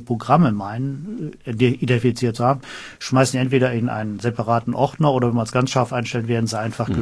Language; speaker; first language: German; native; German